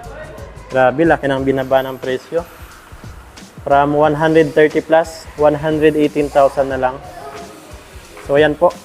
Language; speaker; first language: Filipino; native; Filipino